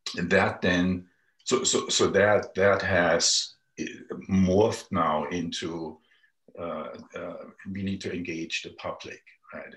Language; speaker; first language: English; non-native, fluent; German